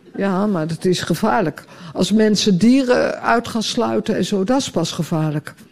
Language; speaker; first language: Dutch; native; Dutch